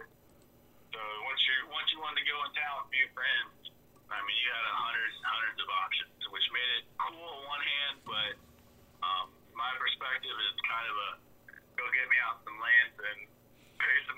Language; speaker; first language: English; native; English